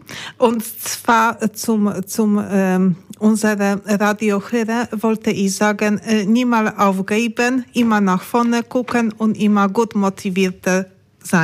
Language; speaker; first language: German; non-native, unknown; Polish